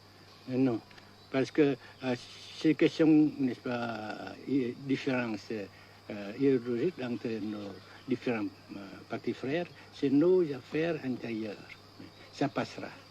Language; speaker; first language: French; non-native, fluent; Vietnamese